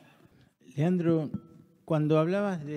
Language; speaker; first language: Spanish; native; Spanish